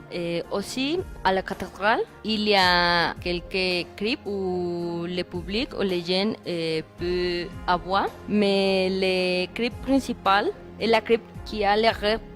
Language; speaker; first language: French; non-native, learner; Spanish